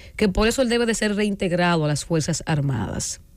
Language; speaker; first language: Spanish; native; Spanish